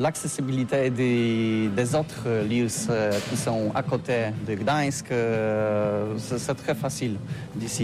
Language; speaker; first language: French; non-native, learner; Polish